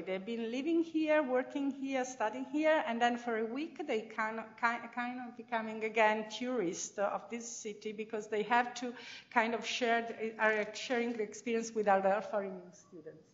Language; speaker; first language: English; non-native, fluent; Italian